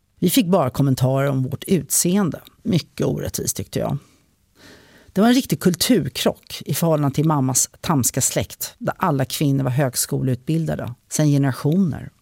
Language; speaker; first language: Swedish; early bilingual, other home language; French